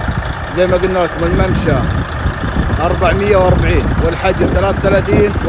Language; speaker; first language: Arabic; native; Arabic